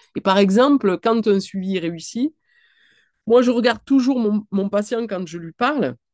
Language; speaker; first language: French; native; French